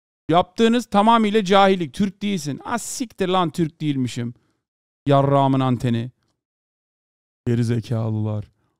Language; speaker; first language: Turkish; native; Turkish